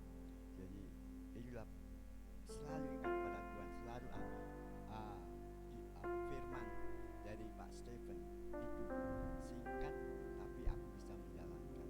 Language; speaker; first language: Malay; non-native, local second language; Javanese